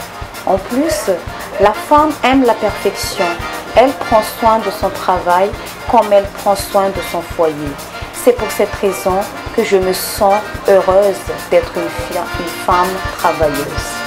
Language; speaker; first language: French; non-native, local second language; Malagasy